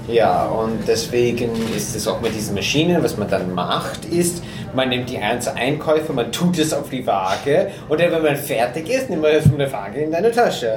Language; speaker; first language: German; non-native, fluent; English